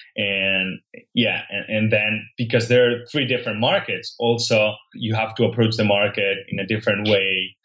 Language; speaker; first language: English; non-native, fluent; Spanish